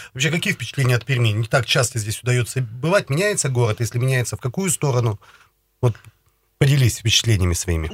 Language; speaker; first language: Russian; native; Russian